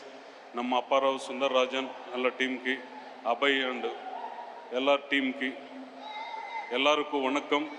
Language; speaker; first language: Tamil; non-native, learner; Telugu